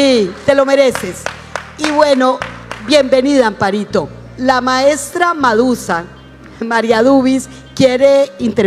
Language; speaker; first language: Spanish; native; Spanish